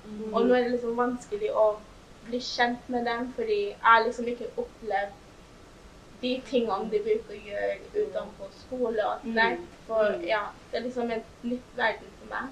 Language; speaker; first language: Norwegian; early bilingual, other home language; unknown